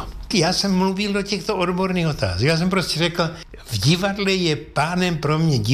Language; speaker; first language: Czech; native; Czech